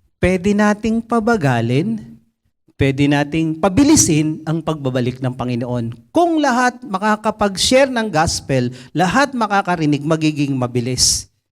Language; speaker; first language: Filipino; native; Filipino